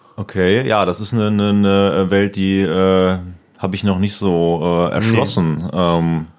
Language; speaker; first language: German; native; German